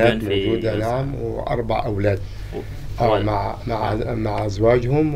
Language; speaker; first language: Arabic; native; Arabic